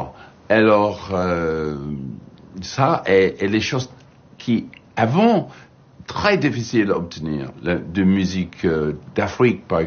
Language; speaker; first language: French; non-native, learner; English